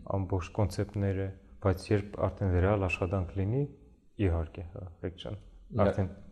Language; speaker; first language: Armenian; early bilingual, heritage; Armenian